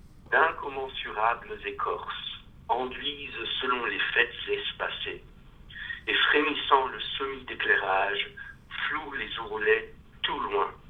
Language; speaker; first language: French; early bilingual, other home language; English